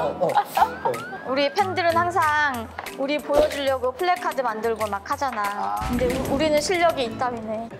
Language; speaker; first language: Korean; native; Korean